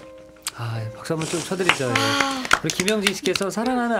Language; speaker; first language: Korean; native; Korean